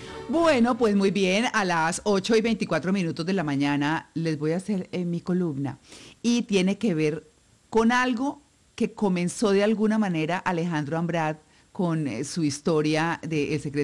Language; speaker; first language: Spanish; native; Spanish